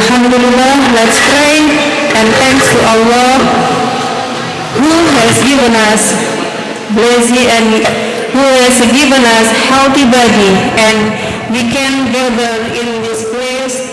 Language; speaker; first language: English; non-native, learner; Indonesian